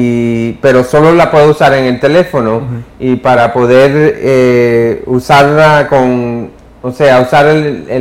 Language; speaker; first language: Spanish; early bilingual, heritage; English